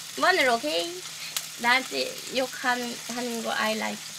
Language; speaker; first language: Korean; non-native, learner; Swedish